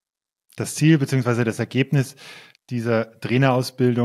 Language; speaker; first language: German; native; German